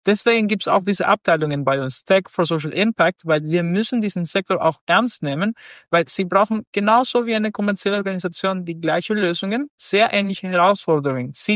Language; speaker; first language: German; non-native, fluent; Spanish